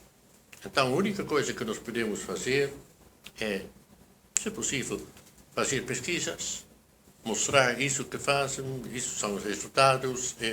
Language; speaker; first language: Portuguese; non-native, fluent; Dutch